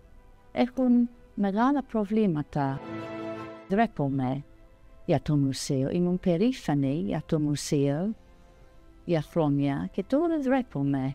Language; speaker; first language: Greek; non-native, fluent; English